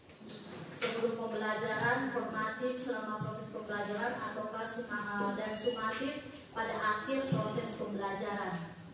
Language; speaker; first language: Indonesian; native; Indonesian